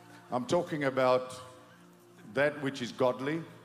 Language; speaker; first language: English; non-native, local second language; Afrikaans